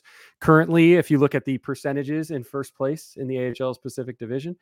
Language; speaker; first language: English; native; English